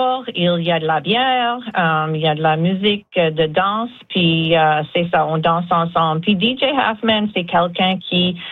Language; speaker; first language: French; native; French